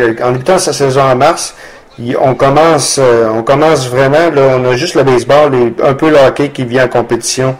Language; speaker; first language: French; native; French